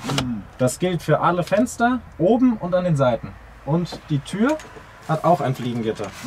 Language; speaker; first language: German; native; German